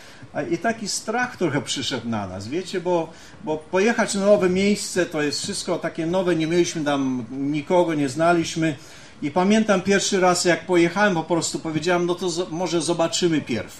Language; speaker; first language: Polish; early bilingual, heritage; Polish